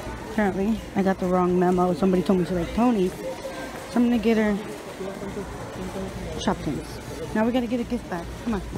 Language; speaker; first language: English; native; English